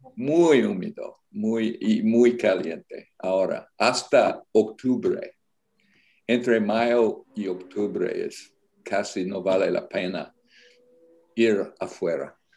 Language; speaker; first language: Spanish; non-native, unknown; English